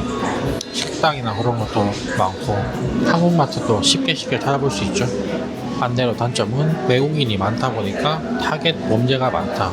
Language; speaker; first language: Korean; native; Korean